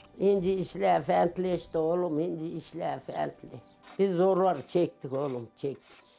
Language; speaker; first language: Turkish; native; Turkish